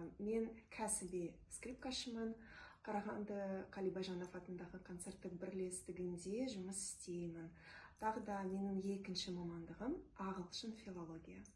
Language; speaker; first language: Kazakh; non-native, local second language; Russian